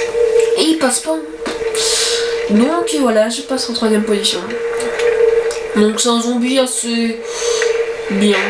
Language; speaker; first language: French; native; French